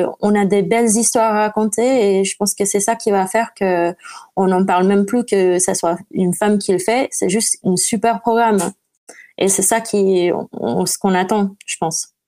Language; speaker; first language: French; non-native, fluent; English